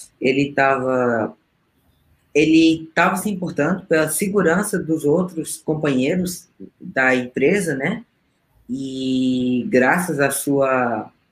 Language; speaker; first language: Portuguese; non-native, fluent; Spanish